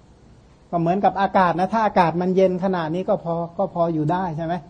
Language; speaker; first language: Thai; non-native, local second language; Khmer